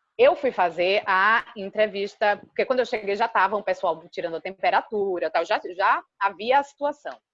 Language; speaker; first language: Portuguese; native; Portuguese